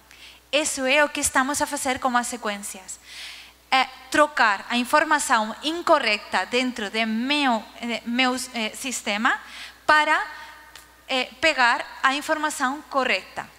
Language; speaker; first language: Portuguese; non-native, learner; Spanish